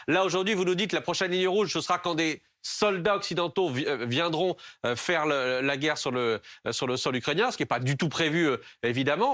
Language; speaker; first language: French; native; French